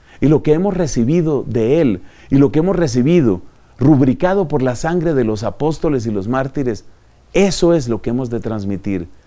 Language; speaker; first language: Spanish; native; Spanish